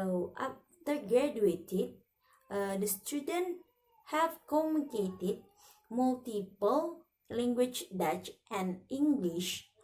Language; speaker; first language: English; non-native, learner; Indonesian